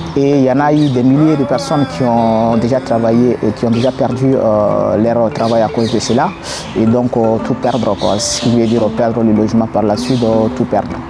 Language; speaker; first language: French; non-native, local second language; Bambara